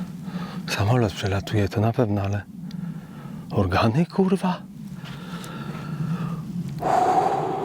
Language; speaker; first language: Polish; native; Polish